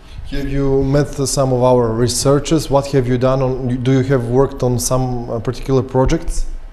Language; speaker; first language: English; non-native, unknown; Macedonian